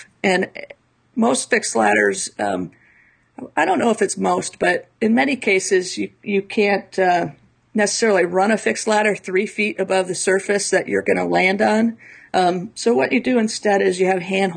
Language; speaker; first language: English; native; English